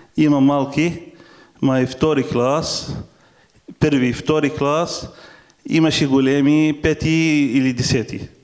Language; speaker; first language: Bulgarian; non-native, fluent; Arabic